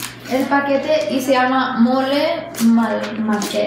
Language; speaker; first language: Spanish; early bilingual, heritage; Spanish